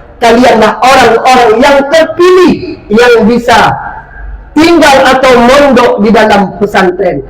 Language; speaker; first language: Malay; non-native, local second language; Achinese